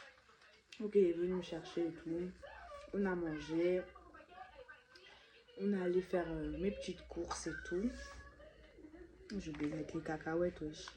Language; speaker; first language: French; native; French